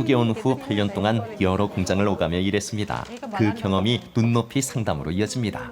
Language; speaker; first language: Korean; native; Korean